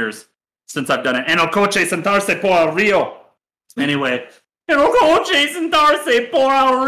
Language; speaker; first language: Spanish; non-native, learner; English